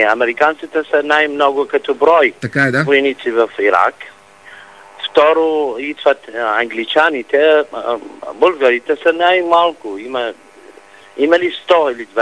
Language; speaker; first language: Bulgarian; non-native, fluent; Arabic